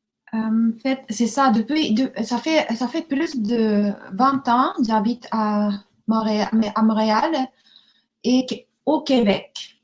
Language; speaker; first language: French; non-native, learner; Japanese